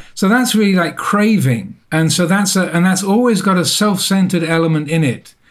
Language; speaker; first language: English; native; English